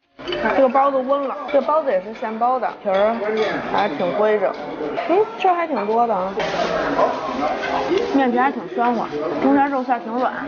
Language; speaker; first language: Chinese; native; Chinese